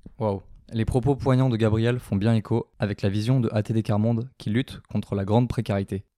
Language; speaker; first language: French; native; French